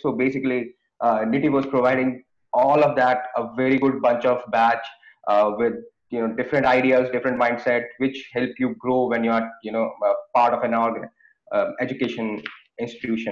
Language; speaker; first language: English; non-native, local second language; Hindi